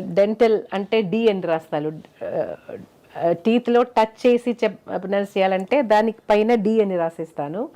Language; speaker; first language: Telugu; non-native, fluent; Malayalam